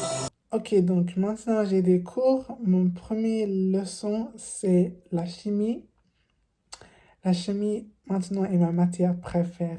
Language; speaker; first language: French; non-native, learner; English